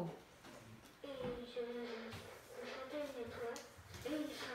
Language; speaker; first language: French; non-native, learner; Korean